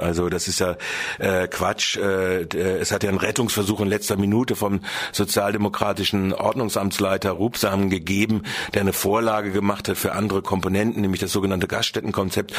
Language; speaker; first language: German; native; German